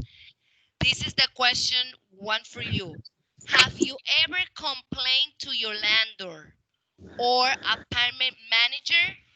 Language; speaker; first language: English; non-native, fluent; Spanish